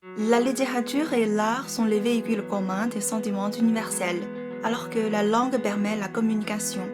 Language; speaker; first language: French; non-native, fluent; Chinese